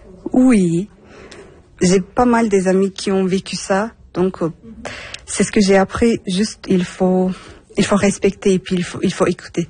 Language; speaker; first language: French; non-native, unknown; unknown